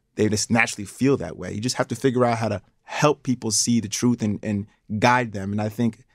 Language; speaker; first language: English; native; English